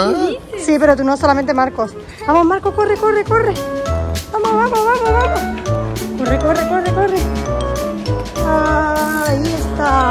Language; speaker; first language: Spanish; native; Spanish